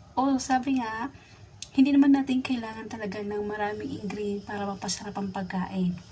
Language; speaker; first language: Filipino; non-native, local second language; Waray